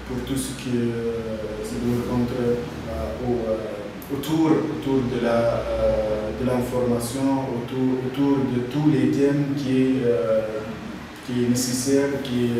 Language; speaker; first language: French; non-native, local second language; Arabic